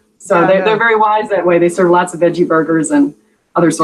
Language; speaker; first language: English; native; English